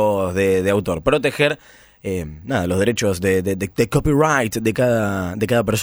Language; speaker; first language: Spanish; native; Spanish